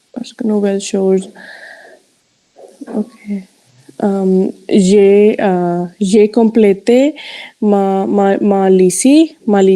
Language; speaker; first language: French; non-native, learner; Hindi